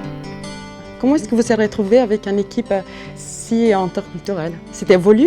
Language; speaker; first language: French; native; French